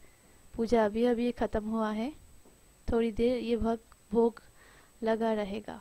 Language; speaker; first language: Hindi; non-native, local second language; Bangla